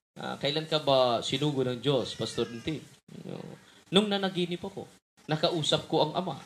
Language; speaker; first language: Filipino; non-native, local second language; Cebuano